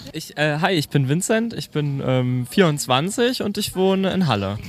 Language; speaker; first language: German; native; German